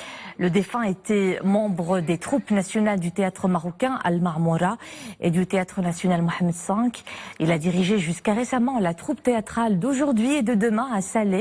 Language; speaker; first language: French; non-native, local second language; Arabic